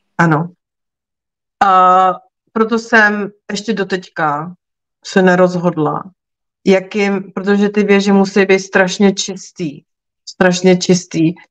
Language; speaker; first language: Czech; native; Czech